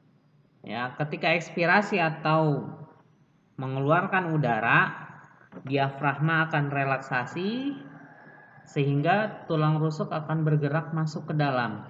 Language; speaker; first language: Indonesian; native; Indonesian